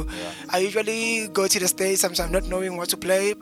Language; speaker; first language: English; non-native, local second language; Zulu